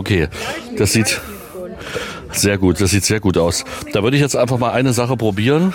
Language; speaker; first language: German; native; German